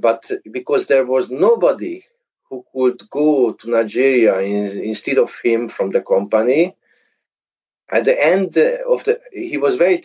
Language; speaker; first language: English; early bilingual, other home language; Hungarian